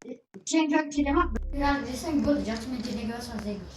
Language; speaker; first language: Turkish; non-native, learner; Uzbek